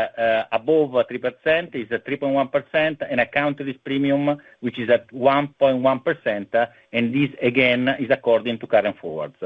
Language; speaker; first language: English; non-native, fluent; Italian